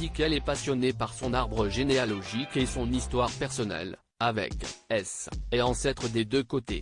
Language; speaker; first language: French; native; French